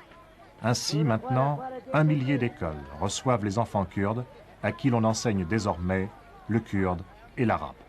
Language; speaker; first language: French; native; French